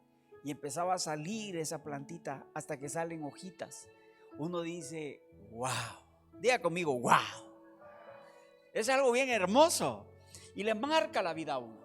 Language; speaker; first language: Spanish; native; Spanish